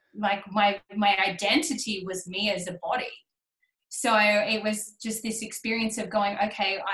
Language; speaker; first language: English; native; English